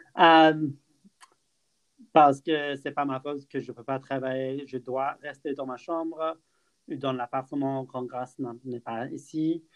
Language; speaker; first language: French; non-native, fluent; English